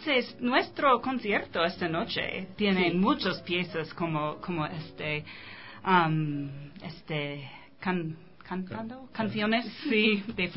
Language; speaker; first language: Spanish; non-native, learner; English